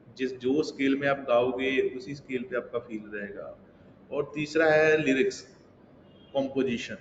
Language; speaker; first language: Hindi; non-native, local second language; Punjabi